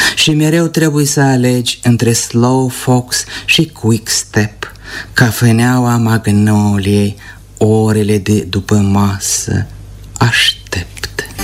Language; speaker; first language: Romanian; native; Romanian